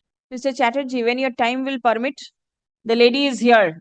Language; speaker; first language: English; non-native, local second language; Bangla